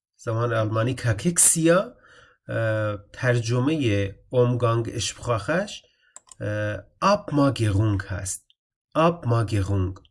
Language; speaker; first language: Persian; native; Persian